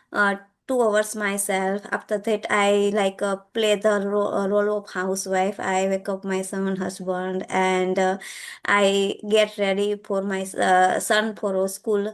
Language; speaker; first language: English; non-native, learner; Gujarati